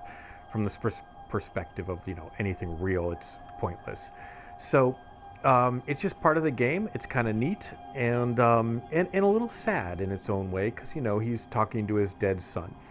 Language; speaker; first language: English; native; English